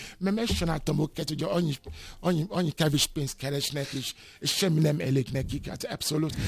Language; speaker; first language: Hungarian; non-native, fluent; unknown